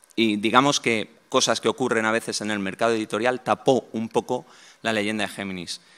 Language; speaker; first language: Spanish; native; Spanish